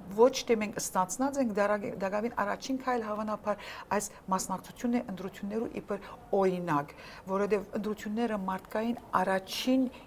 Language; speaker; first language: Armenian; early bilingual, heritage; Armenian